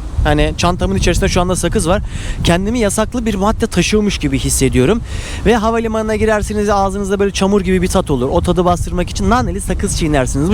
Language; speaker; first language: Turkish; native; Turkish